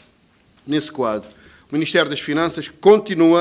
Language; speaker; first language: Portuguese; native; Portuguese